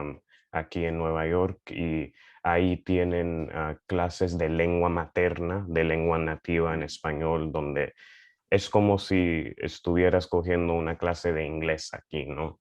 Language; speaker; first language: Spanish; early bilingual, heritage; Spanish